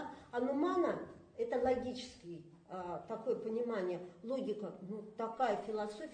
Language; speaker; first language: Russian; native; Russian